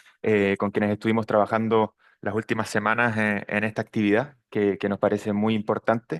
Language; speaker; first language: Spanish; native; Spanish